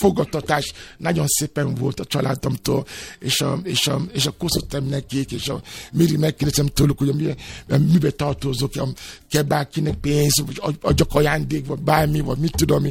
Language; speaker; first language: Hungarian; non-native, learner; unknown